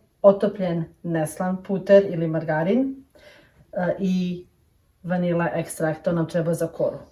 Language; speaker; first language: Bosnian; early bilingual, heritage; Serbian